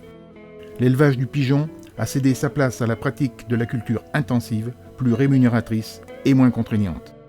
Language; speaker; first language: French; native; French